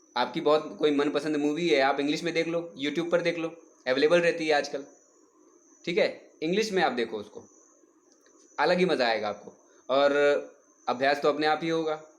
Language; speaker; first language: Hindi; native; Hindi